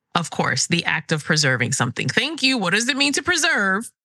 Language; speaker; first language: English; early bilingual, other home language; Krio